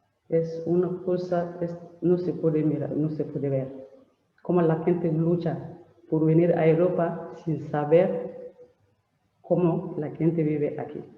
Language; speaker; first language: Spanish; non-native, learner; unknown